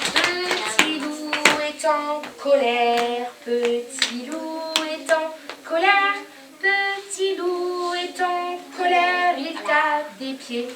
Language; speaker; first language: French; native; French